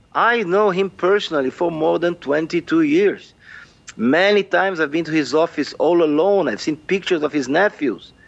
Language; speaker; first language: English; non-native, fluent; Portuguese